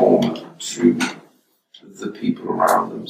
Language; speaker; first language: English; native; English